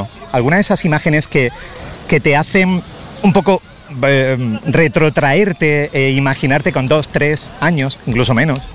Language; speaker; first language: Spanish; native; Spanish